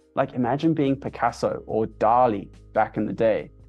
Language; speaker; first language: English; native; English